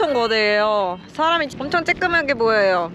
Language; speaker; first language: Korean; native; Korean